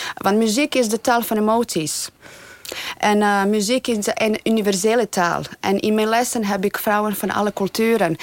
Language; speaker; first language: Dutch; non-native, fluent; Bosnian